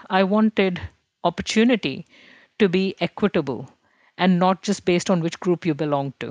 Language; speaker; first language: English; non-native, local second language; Hindi